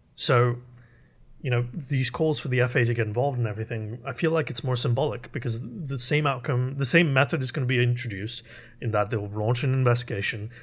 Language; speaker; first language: English; early bilingual, other home language; Urdu